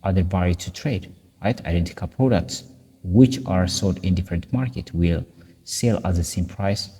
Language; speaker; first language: English; non-native, local second language; Amharic